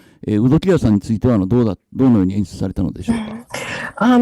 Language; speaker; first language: Japanese; native; Japanese